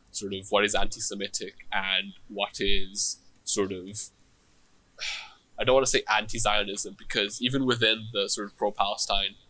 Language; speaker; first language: English; non-native, fluent; Hebrew